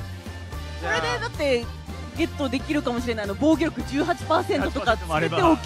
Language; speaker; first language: Japanese; native; Japanese